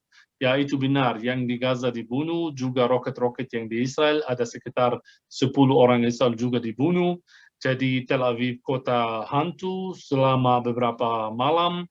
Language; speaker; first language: Indonesian; non-native, fluent; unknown